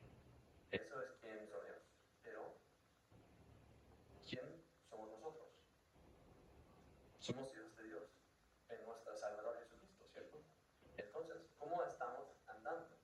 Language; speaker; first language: Spanish; non-native, fluent; English